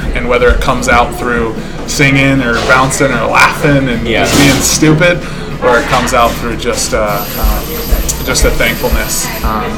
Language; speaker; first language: English; native; English